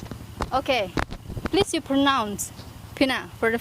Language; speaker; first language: English; non-native, fluent; Indonesian